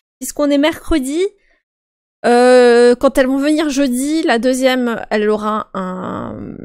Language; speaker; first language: French; native; French